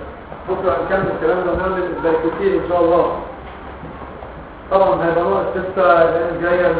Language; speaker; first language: Arabic; native; Arabic